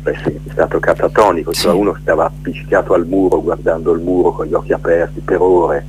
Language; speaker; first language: Italian; native; Italian